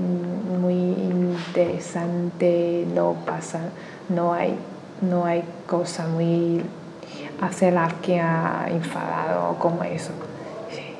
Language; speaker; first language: Spanish; non-native, learner; Chinese